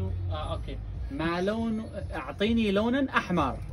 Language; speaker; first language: Arabic; non-native, learner; English